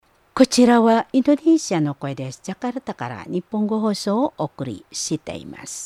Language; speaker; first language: Japanese; non-native, fluent; Indonesian